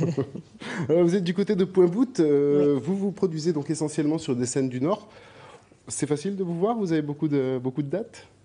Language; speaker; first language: French; native; French